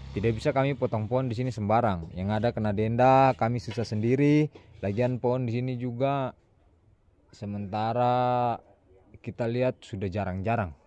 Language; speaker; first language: Indonesian; native; Indonesian